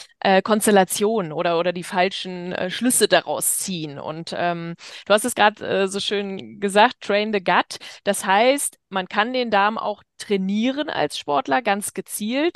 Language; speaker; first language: German; native; German